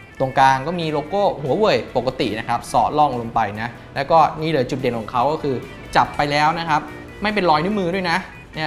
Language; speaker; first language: Thai; native; Thai